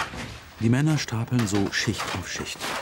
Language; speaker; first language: German; native; German